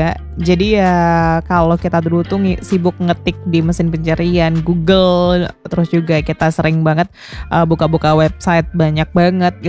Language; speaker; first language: Indonesian; native; Indonesian